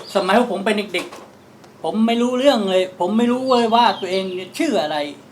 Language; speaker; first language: Thai; non-native, local second language; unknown